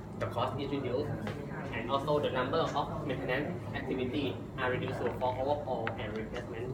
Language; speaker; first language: English; non-native, learner; Thai